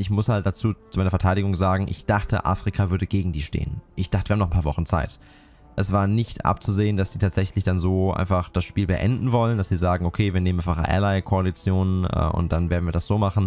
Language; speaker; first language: German; native; German